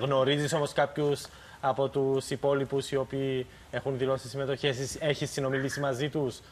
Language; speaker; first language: Greek; native; Greek